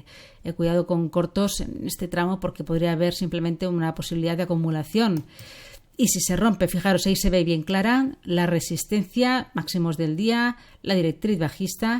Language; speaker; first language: Spanish; native; Spanish